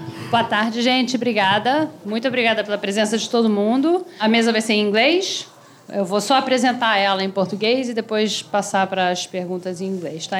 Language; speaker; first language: Portuguese; native; Portuguese